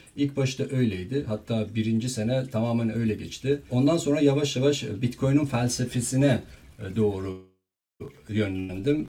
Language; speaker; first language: Turkish; non-native, fluent; Persian